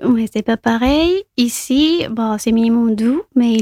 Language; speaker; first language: French; non-native, fluent; Spanish